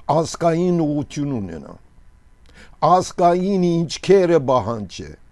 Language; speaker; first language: Armenian; early bilingual, heritage; Armenian